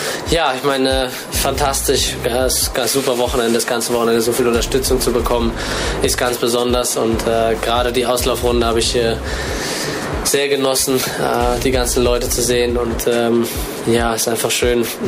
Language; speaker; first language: German; native; German